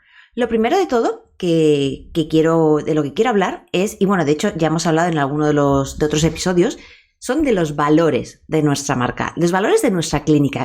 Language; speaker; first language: Spanish; native; Spanish